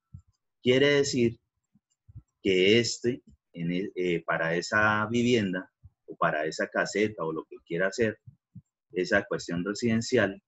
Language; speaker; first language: Spanish; native; Spanish